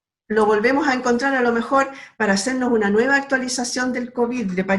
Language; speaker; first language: Spanish; native; Spanish